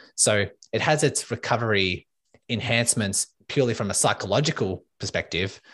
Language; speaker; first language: English; native; English